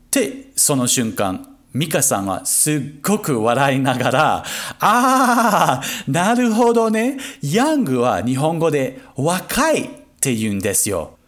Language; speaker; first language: Japanese; non-native, fluent; English